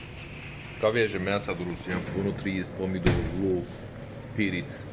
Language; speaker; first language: Russian; non-native, learner; Turkish